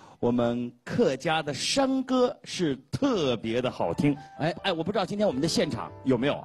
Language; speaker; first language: Chinese; native; Chinese